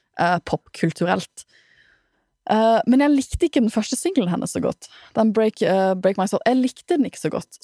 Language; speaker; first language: Norwegian; native; Norwegian